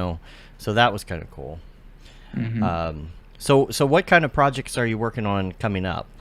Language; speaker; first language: English; native; English